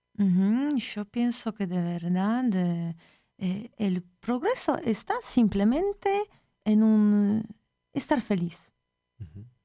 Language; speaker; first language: Spanish; non-native, fluent; Polish